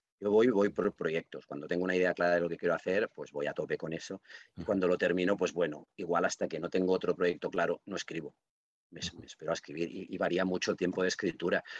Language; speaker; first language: Spanish; non-native, local second language; Catalan